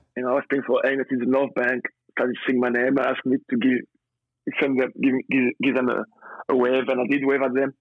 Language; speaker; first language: English; non-native, fluent; French